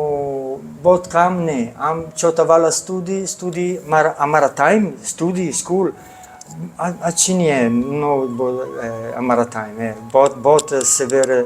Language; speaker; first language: Hindi; non-native, learner; Italian